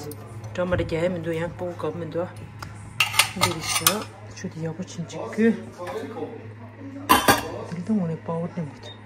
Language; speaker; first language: German; non-native, learner; Tibetan